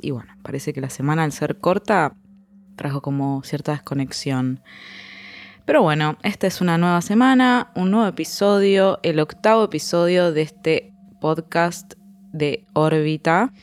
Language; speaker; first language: Spanish; native; Spanish